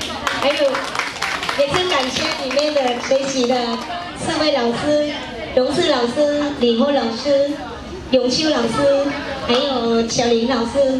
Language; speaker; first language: Chinese; non-native, fluent; Vietnamese